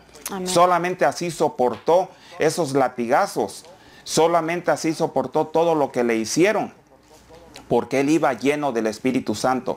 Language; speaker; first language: Spanish; native; Spanish